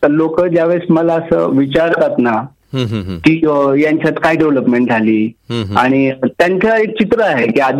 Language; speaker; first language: Marathi; native; Marathi